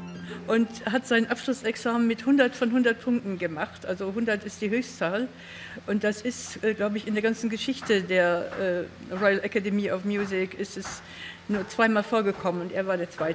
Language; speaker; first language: German; native; German